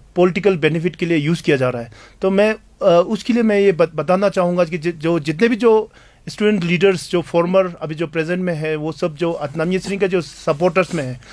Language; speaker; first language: Hindi; non-native, local second language; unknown